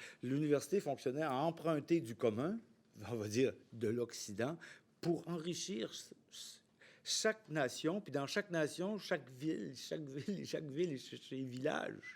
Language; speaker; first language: French; native; French